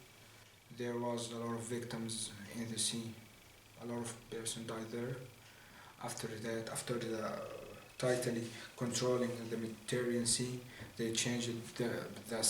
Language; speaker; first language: English; non-native, learner; Arabic